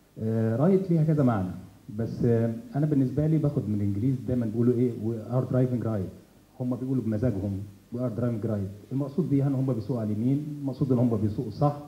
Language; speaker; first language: Arabic; native; Arabic